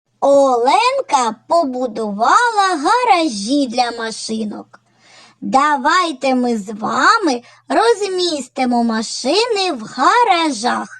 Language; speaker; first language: Ukrainian; native; Ukrainian